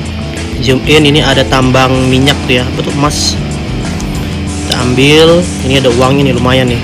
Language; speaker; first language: Indonesian; native; Indonesian